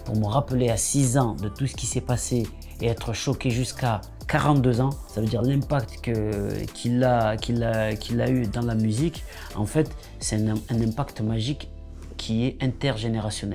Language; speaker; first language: French; native; French